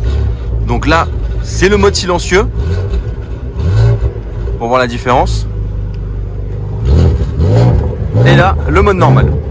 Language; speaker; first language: French; native; French